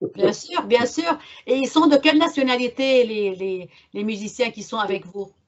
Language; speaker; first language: French; non-native, local second language; Arabic